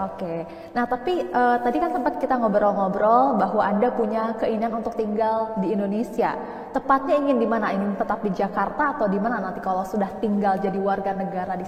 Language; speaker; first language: Indonesian; native; Indonesian